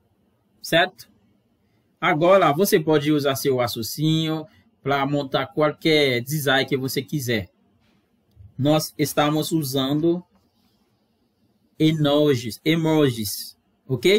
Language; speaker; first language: Portuguese; non-native, fluent; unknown